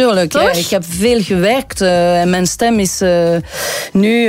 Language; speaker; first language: Dutch; non-native, local second language; French